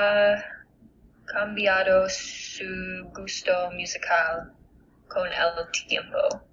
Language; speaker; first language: Spanish; non-native, learner; English